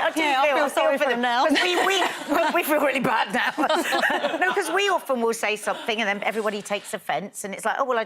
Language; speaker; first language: English; native; English